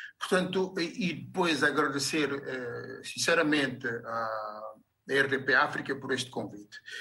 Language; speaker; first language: Portuguese; non-native, local second language; Upper Guinea Crioulo